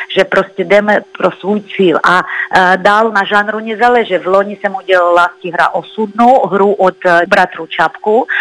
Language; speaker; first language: Czech; non-native, fluent; Russian